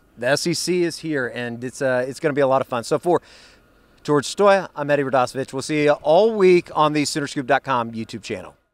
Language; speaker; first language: English; native; English